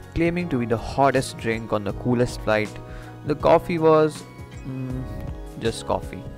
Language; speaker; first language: English; non-native, local second language; Hindi